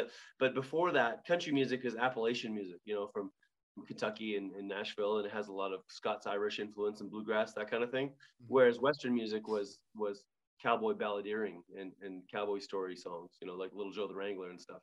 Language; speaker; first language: English; native; English